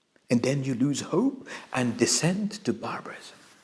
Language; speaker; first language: English; non-native, local second language; Bangla